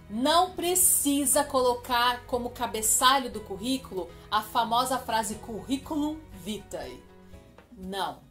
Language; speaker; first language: Portuguese; native; Portuguese